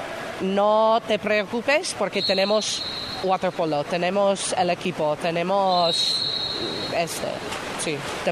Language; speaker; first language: Spanish; non-native, fluent; English